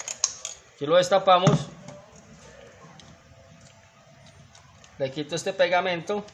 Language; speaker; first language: Spanish; native; Spanish